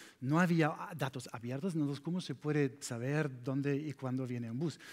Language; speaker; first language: Spanish; non-native, learner; German